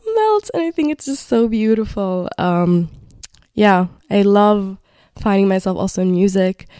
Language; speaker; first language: English; non-native, fluent; Arabic